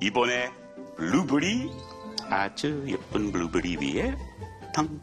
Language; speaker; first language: Korean; non-native, fluent; English